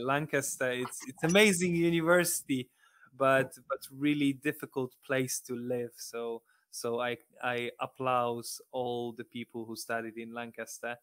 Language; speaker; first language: English; non-native, fluent; Polish